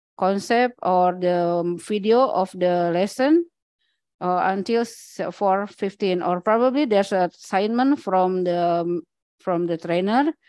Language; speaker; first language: English; non-native, learner; Indonesian